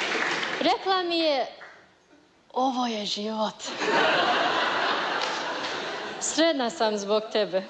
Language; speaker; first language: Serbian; non-native, learner; Chinese